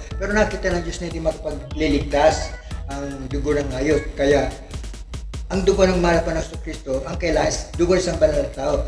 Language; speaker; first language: Filipino; native; Filipino